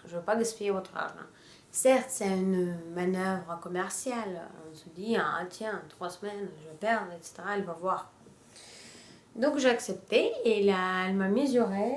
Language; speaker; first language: French; non-native, fluent; Russian